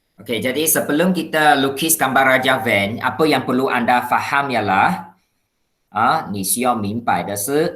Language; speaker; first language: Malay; non-native, local second language; Chinese